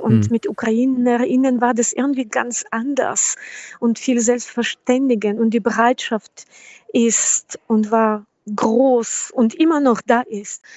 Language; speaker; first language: German; non-native, fluent; Ukrainian